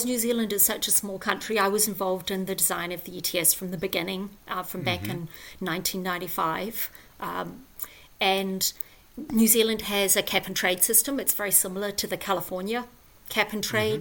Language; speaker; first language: English; native; English